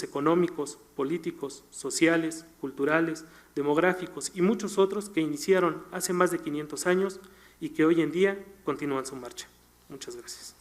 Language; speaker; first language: Spanish; native; Spanish